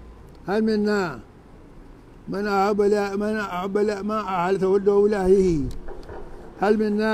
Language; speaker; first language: Arabic; non-native, fluent; Hausa